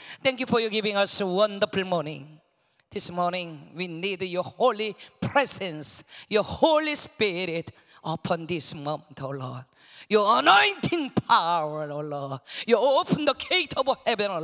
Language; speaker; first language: English; non-native, learner; Korean